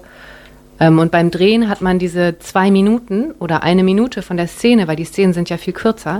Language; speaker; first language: German; native; German